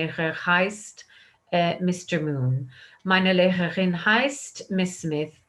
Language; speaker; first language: German; non-native, fluent; English